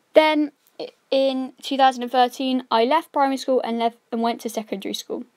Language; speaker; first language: English; native; English